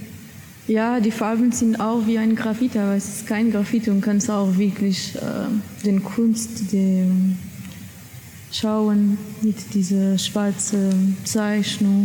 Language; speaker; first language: German; non-native, learner; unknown